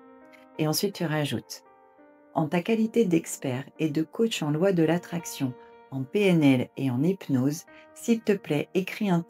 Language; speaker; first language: French; native; French